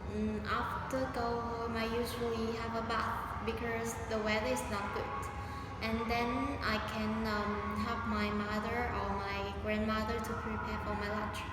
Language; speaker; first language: English; non-native, learner; Vietnamese